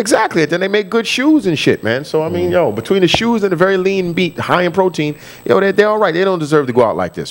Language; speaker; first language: English; native; English